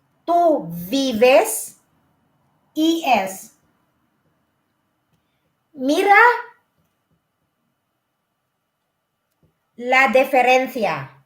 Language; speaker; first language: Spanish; non-native, learner; Filipino